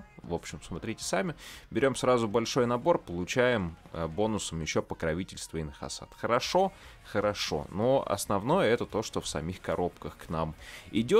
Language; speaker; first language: Russian; native; Russian